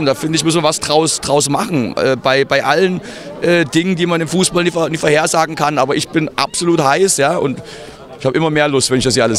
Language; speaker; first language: German; native; German